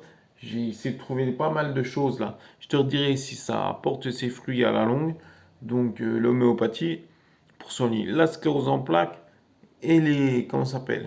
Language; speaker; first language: French; native; French